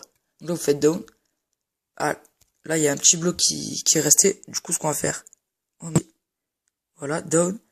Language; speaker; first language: French; native; French